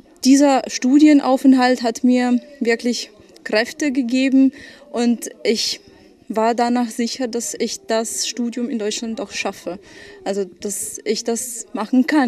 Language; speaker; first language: German; non-native, fluent; Ukrainian